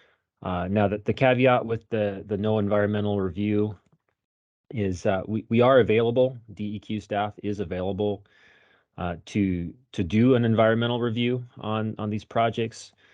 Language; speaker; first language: English; native; English